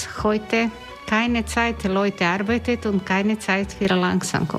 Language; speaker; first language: German; non-native, learner; Croatian